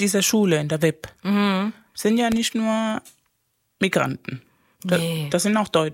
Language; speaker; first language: German; non-native, fluent; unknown